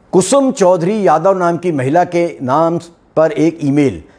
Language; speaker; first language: Hindi; native; Hindi